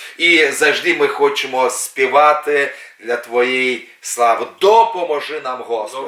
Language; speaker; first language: Ukrainian; non-native, local second language; Russian